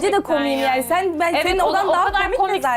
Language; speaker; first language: Turkish; native; Turkish